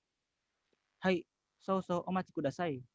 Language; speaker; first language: Japanese; non-native, learner; Indonesian